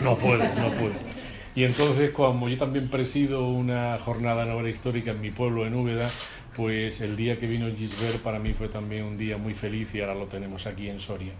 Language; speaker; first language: Spanish; native; Spanish